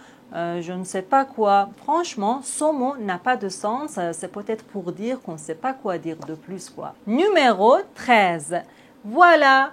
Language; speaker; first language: French; native; French